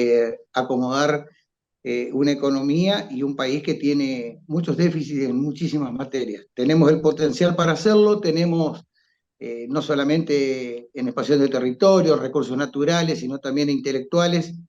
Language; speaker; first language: Spanish; native; Spanish